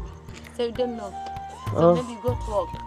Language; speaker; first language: English; non-native, learner; Swahili